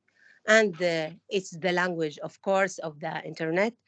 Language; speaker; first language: English; non-native, fluent; Arabic